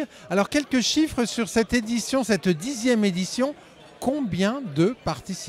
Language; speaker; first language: French; native; French